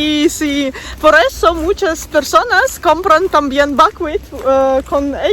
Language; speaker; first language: Spanish; non-native, learner; Russian